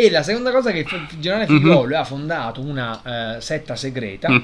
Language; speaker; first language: Italian; native; Italian